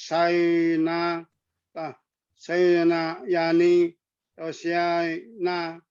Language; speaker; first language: Arabic; non-native, learner; Indonesian